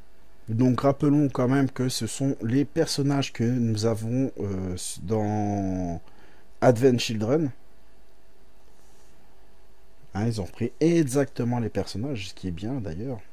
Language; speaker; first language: French; native; French